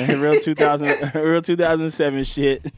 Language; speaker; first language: English; native; English